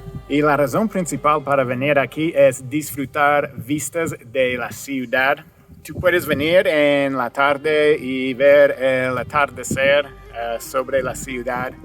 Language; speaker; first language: Spanish; non-native, fluent; English